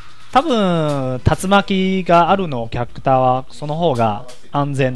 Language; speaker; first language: Japanese; non-native, learner; Chinese